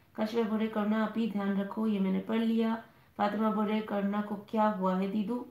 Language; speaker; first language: Hindi; non-native, local second language; Bangla